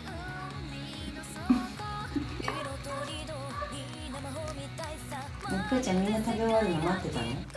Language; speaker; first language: Japanese; native; Japanese